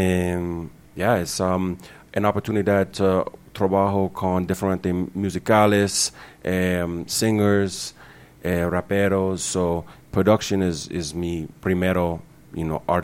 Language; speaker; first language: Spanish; non-native, learner; English